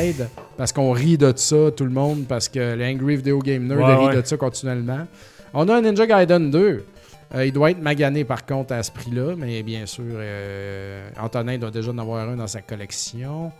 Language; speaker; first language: French; native; French